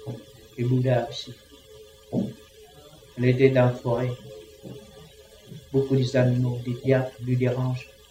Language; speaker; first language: French; non-native, learner; Vietnamese